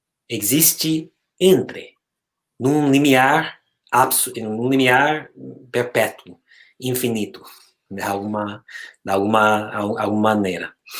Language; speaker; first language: Portuguese; non-native, fluent; English